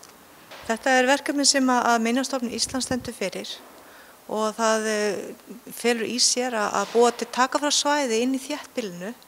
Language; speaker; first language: Icelandic; native; Icelandic